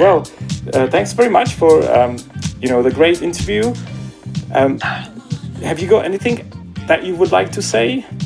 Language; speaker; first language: English; non-native, fluent; Czech